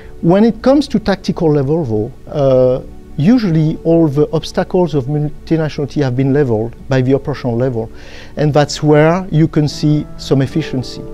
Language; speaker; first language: English; non-native, fluent; French